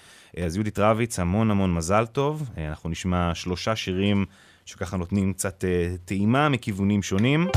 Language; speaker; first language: Hebrew; native; Hebrew